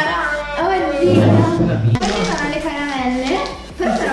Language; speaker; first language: Italian; native; Italian